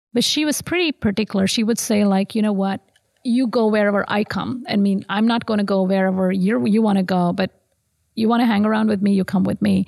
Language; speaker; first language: English; non-native, local second language; Tamil